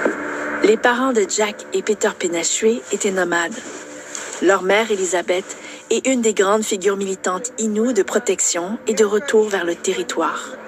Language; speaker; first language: French; native; French